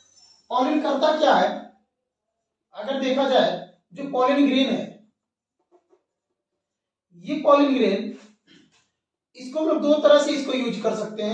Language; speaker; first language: Hindi; native; Hindi